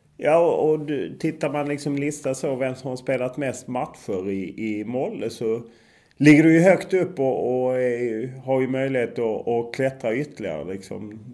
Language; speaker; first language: Swedish; native; Swedish